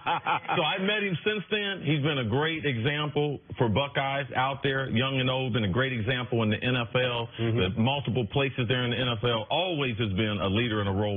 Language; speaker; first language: English; native; English